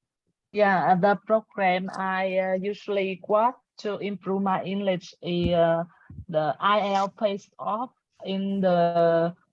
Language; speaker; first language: English; non-native, learner; Vietnamese